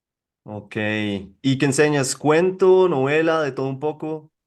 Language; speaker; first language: Spanish; native; Spanish